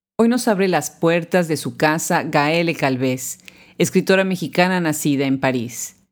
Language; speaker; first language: Spanish; native; Spanish